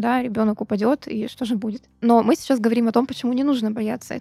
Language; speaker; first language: Russian; native; Russian